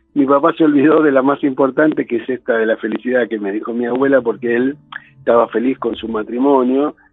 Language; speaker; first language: Spanish; native; Spanish